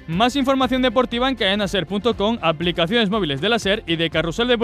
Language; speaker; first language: Spanish; native; Spanish